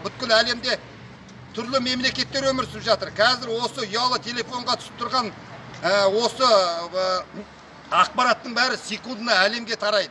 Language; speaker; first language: Kazakh; native; Kazakh